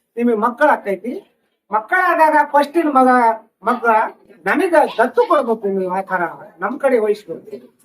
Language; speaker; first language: Kannada; non-native, local second language; Lambadi